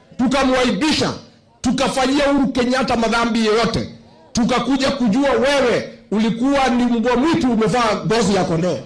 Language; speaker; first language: Swahili; non-native, local second language; Kikuyu